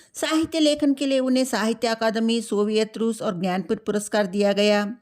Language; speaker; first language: Hindi; non-native, local second language; Telugu